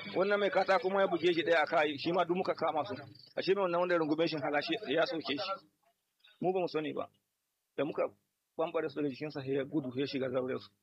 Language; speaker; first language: Hausa; native; Hausa